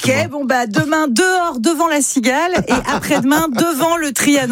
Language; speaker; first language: French; native; French